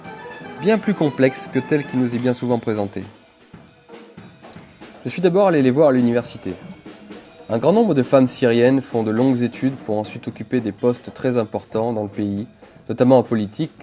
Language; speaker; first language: French; native; French